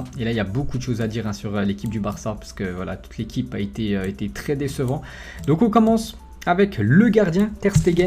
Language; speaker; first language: French; native; French